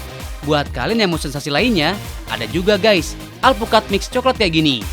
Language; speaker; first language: Indonesian; native; Indonesian